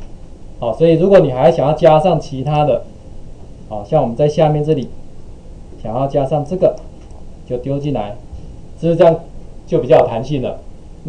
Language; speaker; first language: Chinese; native; Chinese